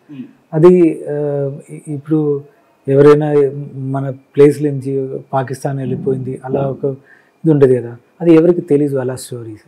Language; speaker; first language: Telugu; non-native, learner; Malayalam